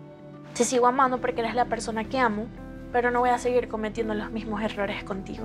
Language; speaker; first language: Spanish; native; Spanish